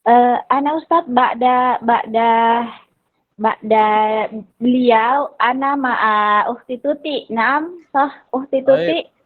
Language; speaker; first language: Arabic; non-native, learner; Indonesian